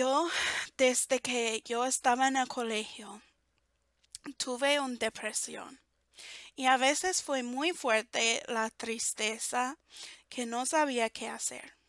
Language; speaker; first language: Spanish; non-native, fluent; English